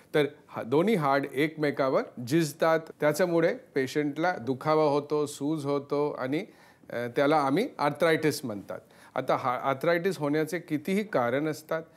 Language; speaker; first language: Marathi; non-native, local second language; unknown